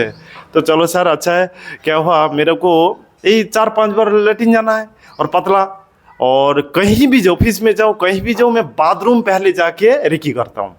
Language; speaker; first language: Hindi; non-native, local second language; Bangla